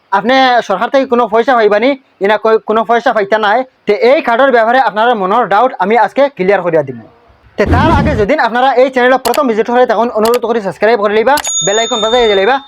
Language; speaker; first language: Assamese; native; Assamese